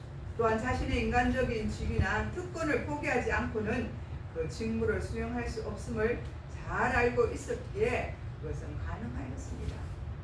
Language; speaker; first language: Korean; native; Korean